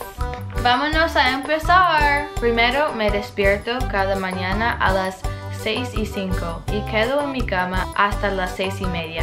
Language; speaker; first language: Spanish; non-native, learner; English